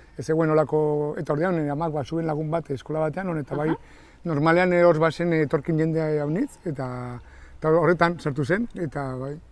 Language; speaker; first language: Basque; native; Basque